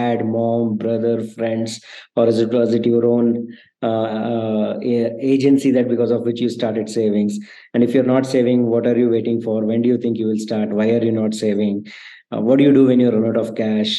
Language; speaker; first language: English; non-native, local second language; Kannada